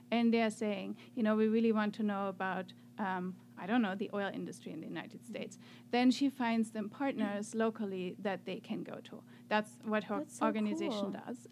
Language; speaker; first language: English; non-native, fluent; German